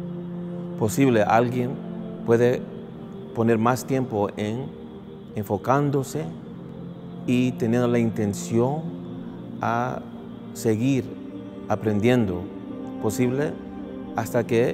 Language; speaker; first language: Spanish; non-native, fluent; English